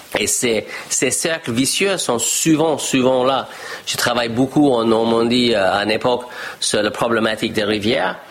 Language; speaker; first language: French; non-native, fluent; English